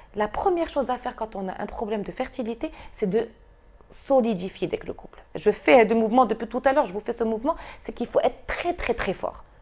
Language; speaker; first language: French; non-native, local second language; Arabic